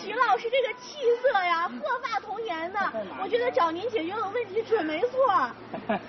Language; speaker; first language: Chinese; native; Chinese